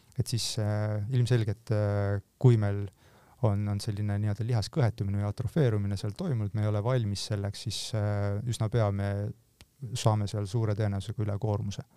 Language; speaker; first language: Estonian; native; Estonian